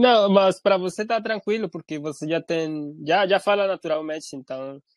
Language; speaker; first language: Portuguese; non-native, fluent; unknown